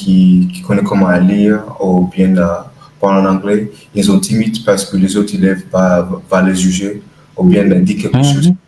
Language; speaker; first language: French; non-native, learner; English